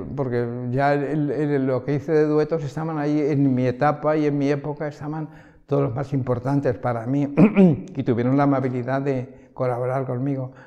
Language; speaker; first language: Spanish; native; Spanish